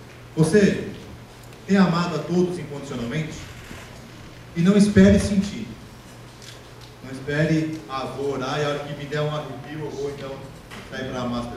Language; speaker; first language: Portuguese; native; Portuguese